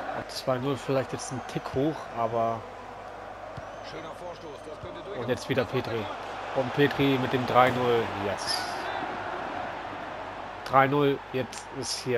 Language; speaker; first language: German; native; German